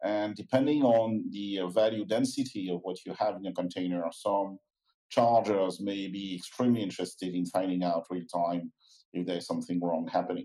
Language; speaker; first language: English; non-native, fluent; French